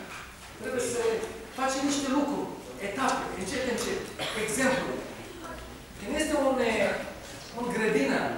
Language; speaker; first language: Romanian; non-native, learner; Hebrew